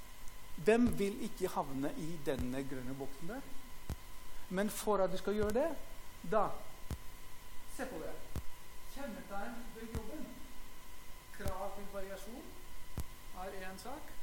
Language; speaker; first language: Norwegian; non-native, fluent; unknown